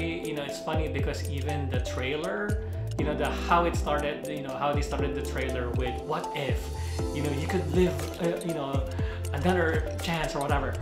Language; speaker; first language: English; non-native, local second language; Filipino